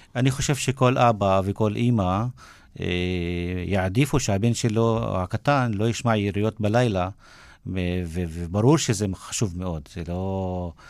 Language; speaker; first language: Hebrew; non-native, local second language; Arabic